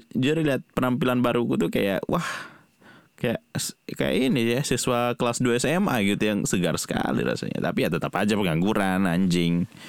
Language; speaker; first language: Indonesian; non-native, local second language; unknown